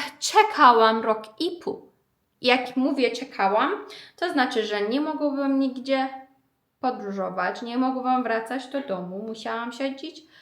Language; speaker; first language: Polish; non-native, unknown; Persian